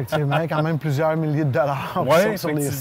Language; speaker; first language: French; native; French